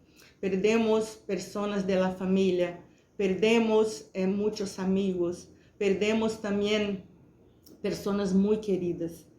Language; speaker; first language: Spanish; non-native, fluent; Portuguese